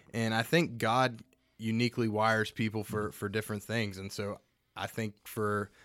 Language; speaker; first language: English; native; English